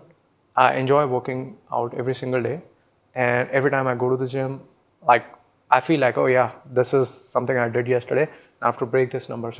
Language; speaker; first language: English; non-native, local second language; Hindi